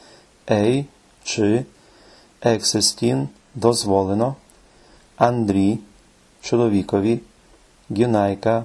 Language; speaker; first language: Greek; non-native, fluent; Ukrainian